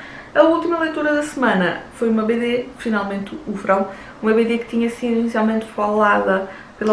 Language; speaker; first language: Portuguese; native; Portuguese